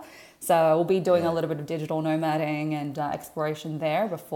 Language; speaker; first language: English; native; English